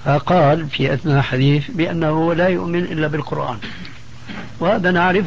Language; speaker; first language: Arabic; native; Arabic